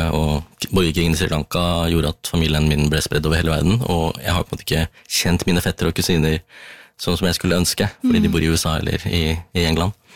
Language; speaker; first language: Norwegian; early bilingual, other home language; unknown